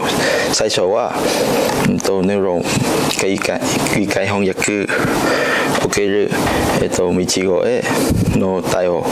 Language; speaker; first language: Japanese; non-native, learner; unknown